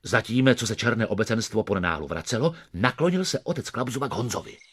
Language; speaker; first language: Czech; native; Czech